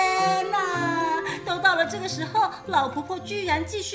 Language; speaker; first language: Chinese; native; Chinese